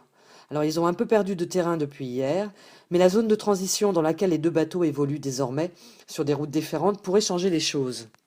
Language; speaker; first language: French; native; French